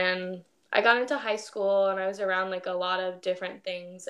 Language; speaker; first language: English; native; English